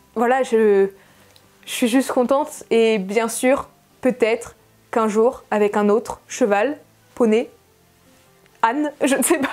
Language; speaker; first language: French; native; French